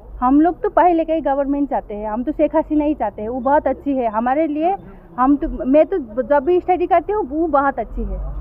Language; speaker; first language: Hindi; non-native, learner; Bangla